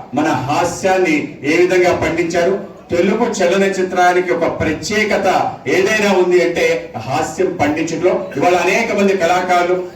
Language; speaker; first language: Telugu; native; Telugu